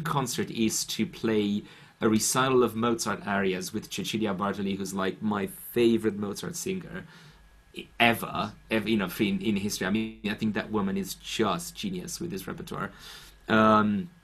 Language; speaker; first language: English; non-native, fluent; Romanian